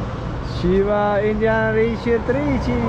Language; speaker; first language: English; non-native, learner; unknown